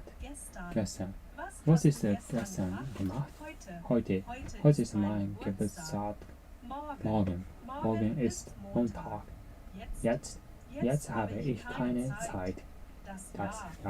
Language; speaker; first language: German; non-native, learner; Japanese